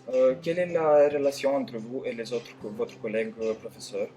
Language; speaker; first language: French; non-native, learner; Romanian